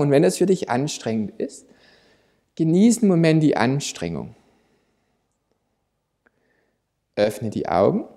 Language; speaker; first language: German; native; German